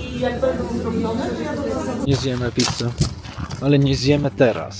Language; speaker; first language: Polish; non-native, learner; Italian